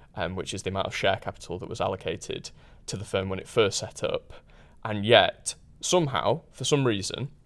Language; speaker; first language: English; native; English